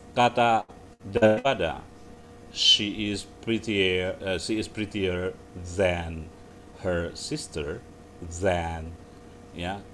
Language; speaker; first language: English; non-native, fluent; Indonesian